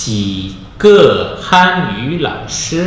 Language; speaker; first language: Chinese; non-native, fluent; Indonesian